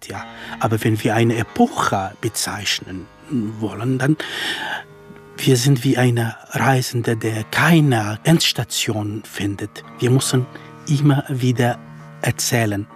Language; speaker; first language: German; non-native, fluent; Kurdish